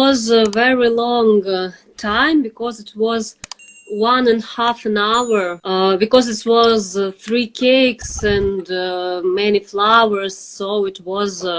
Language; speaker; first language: English; non-native, fluent; Russian